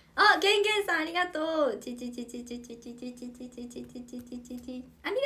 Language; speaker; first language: Japanese; native; Japanese